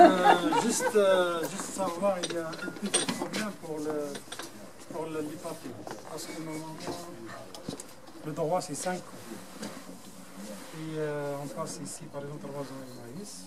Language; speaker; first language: French; non-native, learner; Arabic